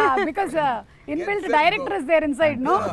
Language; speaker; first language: Telugu; native; Telugu